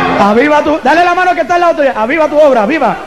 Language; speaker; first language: Spanish; native; Spanish